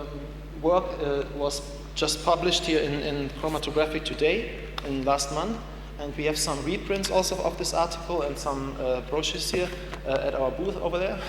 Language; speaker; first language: English; non-native, fluent; German